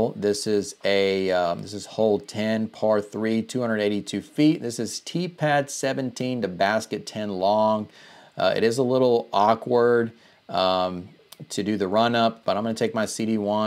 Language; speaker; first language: English; native; English